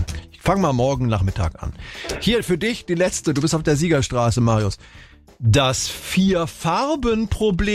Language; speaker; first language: German; native; German